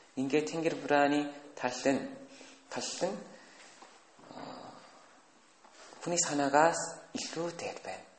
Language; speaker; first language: Mongolian; non-native, fluent; Korean